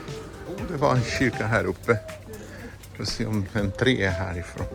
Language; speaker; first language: Swedish; non-native, fluent; Portuguese